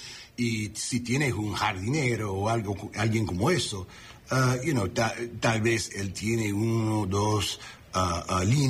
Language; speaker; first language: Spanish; non-native, learner; English